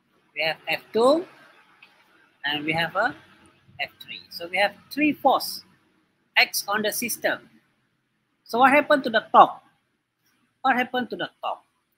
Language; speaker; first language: English; non-native, local second language; Malay